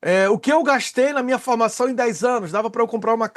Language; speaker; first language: Portuguese; native; Portuguese